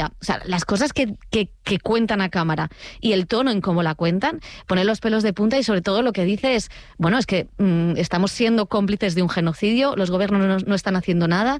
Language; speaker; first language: Spanish; native; Spanish